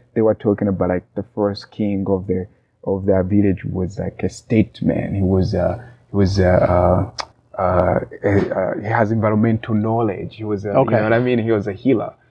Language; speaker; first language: English; non-native, local second language; Rundi